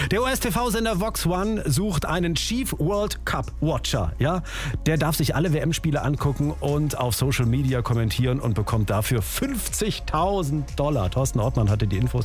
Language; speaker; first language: German; native; German